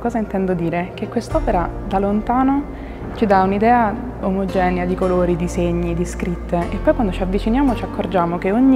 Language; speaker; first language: Italian; native; Italian